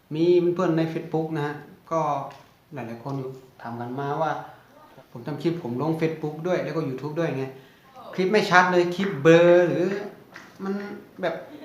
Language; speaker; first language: Thai; non-native, fluent; Shan